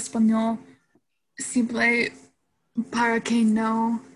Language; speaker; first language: Spanish; non-native, learner; English